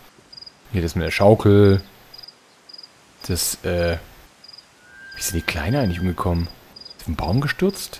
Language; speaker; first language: German; native; German